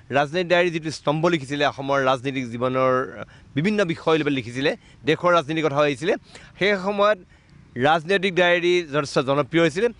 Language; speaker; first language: Assamese; native; Assamese